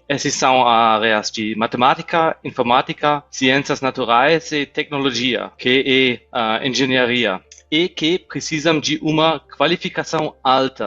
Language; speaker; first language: Portuguese; non-native, fluent; German